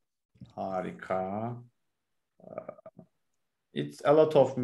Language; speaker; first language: English; non-native, learner; Turkish